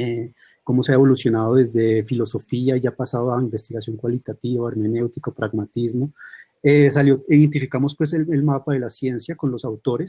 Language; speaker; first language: Spanish; native; Spanish